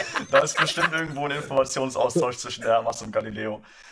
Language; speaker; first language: German; native; German